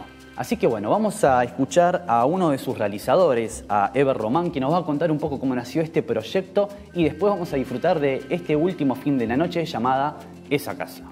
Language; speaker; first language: Spanish; native; Spanish